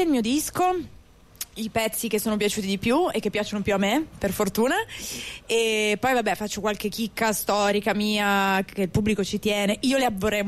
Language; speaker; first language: Italian; native; Italian